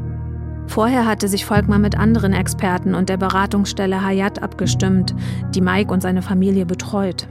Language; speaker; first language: German; native; German